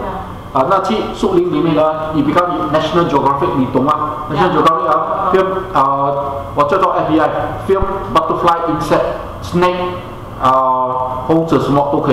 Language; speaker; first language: Chinese; native; Chinese